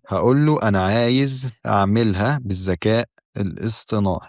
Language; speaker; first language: Arabic; native; Arabic